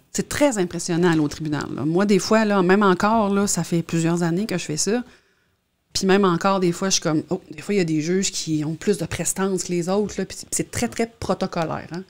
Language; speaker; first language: French; native; French